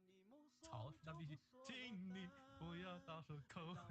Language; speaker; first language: Chinese; native; Chinese